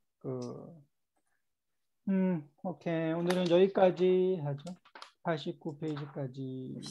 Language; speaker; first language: Korean; native; Korean